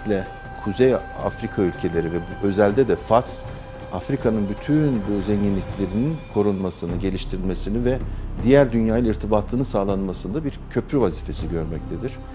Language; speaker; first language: Turkish; native; Turkish